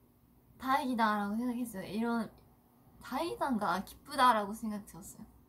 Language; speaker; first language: Korean; non-native, fluent; Japanese